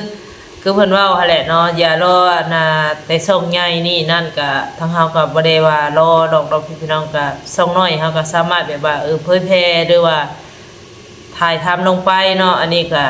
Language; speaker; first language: Thai; non-native, local second language; Lao